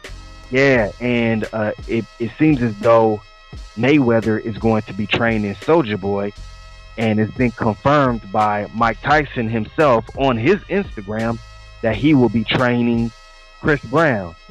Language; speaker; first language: English; native; English